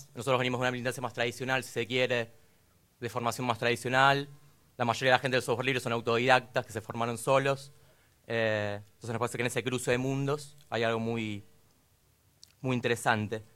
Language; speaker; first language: Spanish; native; Spanish